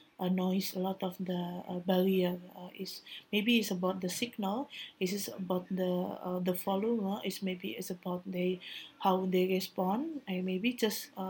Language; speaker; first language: English; non-native, learner; Indonesian